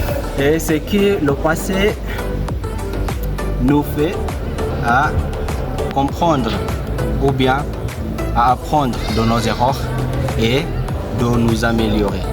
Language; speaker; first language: French; non-native, learner; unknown